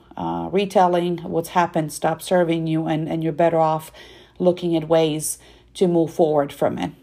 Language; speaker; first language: English; non-native, fluent; Russian